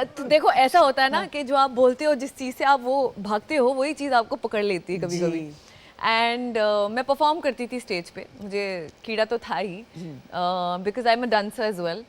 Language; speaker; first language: Hindi; non-native, local second language; Gujarati